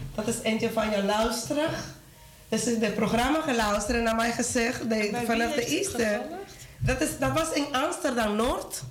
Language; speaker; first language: Dutch; non-native, learner; Spanish